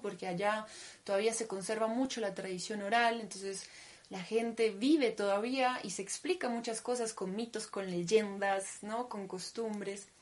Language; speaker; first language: Spanish; early bilingual, other home language; Russian